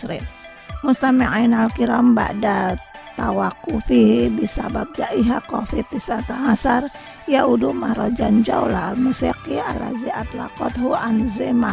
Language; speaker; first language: Arabic; non-native, fluent; Indonesian